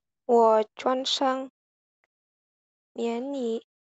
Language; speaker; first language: Chinese; non-native, learner; Indonesian